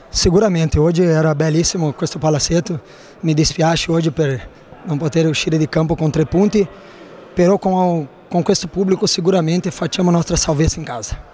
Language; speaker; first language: Italian; non-native, fluent; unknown